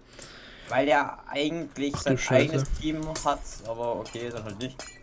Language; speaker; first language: German; native; German